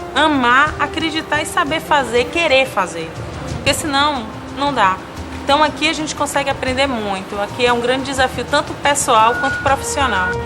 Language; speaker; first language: Portuguese; native; Portuguese